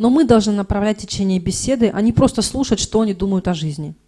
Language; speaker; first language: Russian; native; Russian